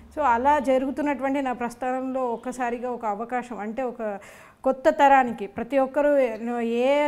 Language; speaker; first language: Telugu; native; Telugu